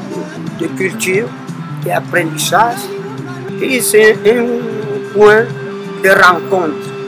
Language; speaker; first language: French; non-native, local second language; Spanish